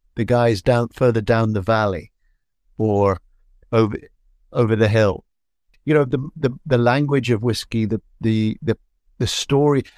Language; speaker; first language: English; native; English